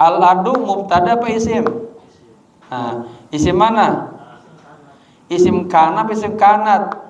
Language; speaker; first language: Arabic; non-native, fluent; Indonesian